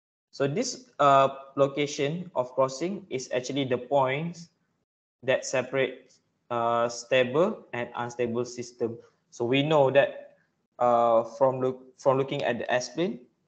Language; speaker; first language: English; non-native, local second language; Malay